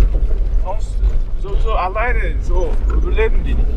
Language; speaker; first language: German; non-native, learner; Mongolian